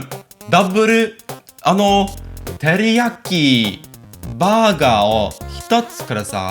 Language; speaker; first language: Japanese; non-native, learner; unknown